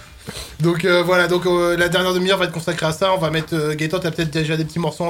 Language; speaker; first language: French; native; French